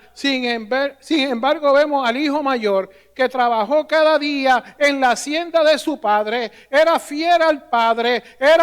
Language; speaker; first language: Spanish; native; Spanish